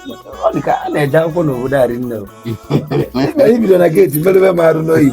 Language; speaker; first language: Igbo; native; Igbo